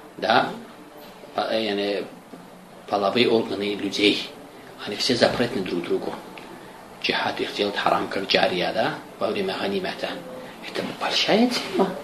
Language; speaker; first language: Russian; non-native, local second language; Azerbaijani